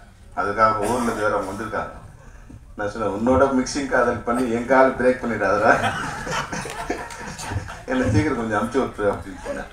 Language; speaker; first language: Tamil; native; Tamil